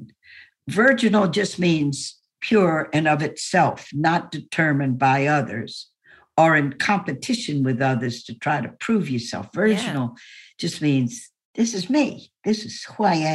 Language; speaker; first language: English; native; English